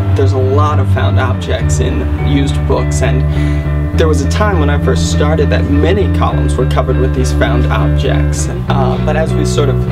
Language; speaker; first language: English; native; English